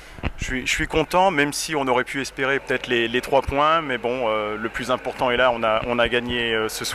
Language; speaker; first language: French; native; French